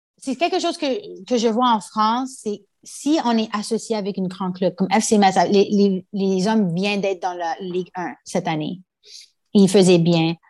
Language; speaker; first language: French; non-native, local second language; English